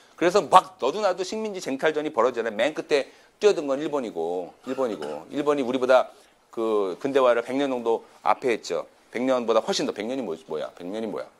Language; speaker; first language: Korean; native; Korean